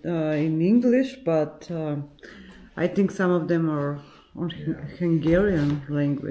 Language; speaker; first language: English; non-native, learner; Russian